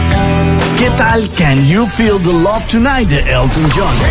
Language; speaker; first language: Spanish; native; Spanish